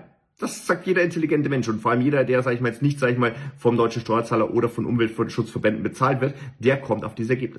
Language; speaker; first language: German; native; German